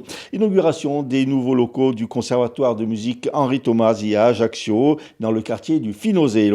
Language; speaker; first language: French; native; French